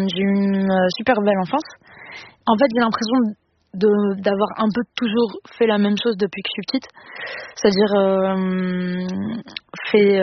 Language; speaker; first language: French; non-native, local second language; Arabic